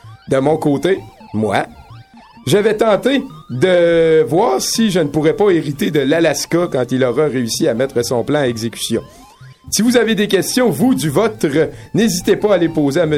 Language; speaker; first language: French; native; French